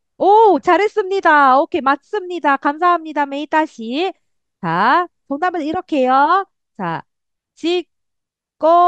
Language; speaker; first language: Korean; non-native, fluent; Indonesian